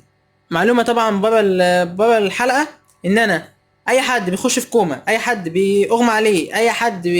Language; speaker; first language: Arabic; native; Arabic